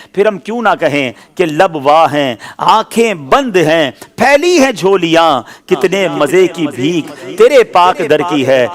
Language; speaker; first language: Urdu; native; Urdu